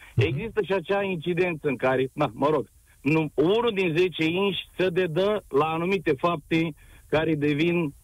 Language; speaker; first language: Romanian; native; Romanian